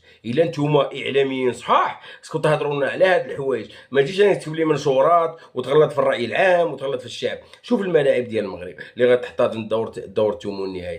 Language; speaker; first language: Arabic; native; Arabic